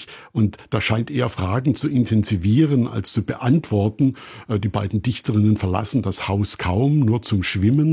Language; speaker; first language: German; native; German